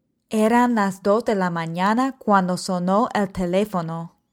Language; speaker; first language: Spanish; non-native, fluent; English